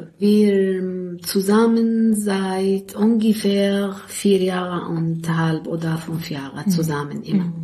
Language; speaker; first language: German; non-native, learner; Arabic